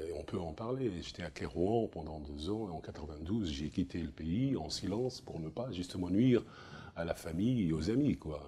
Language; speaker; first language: French; non-native, local second language; Arabic